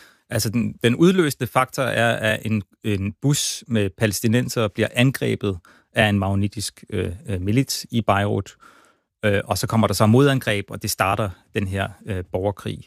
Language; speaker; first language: Danish; native; Danish